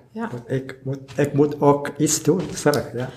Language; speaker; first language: Dutch; non-native, learner; Arabic